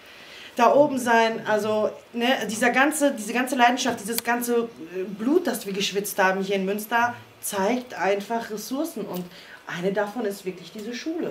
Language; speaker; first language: German; early bilingual, other home language; Croatian